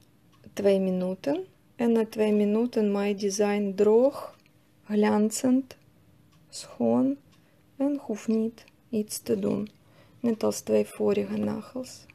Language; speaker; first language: Dutch; non-native, learner; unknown